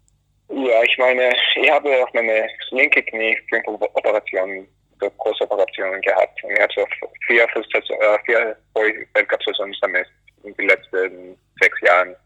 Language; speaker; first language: German; early bilingual, other home language; Greek